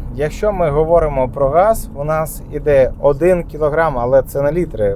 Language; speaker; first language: Ukrainian; non-native, local second language; Russian